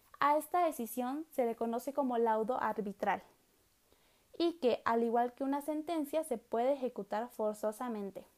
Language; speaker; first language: Spanish; native; Spanish